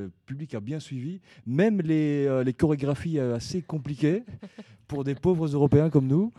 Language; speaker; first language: French; native; French